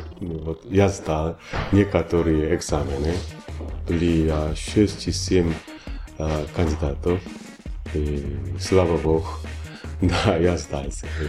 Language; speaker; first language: Russian; non-native, fluent; Korean